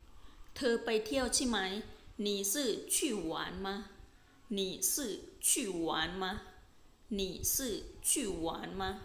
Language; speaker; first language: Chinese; non-native, fluent; Thai